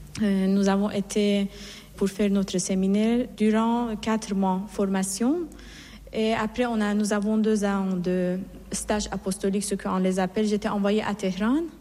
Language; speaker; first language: French; non-native, fluent; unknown